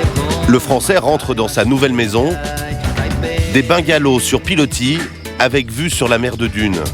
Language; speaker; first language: French; native; French